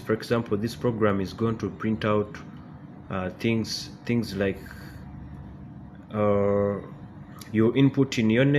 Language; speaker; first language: English; non-native, local second language; Ganda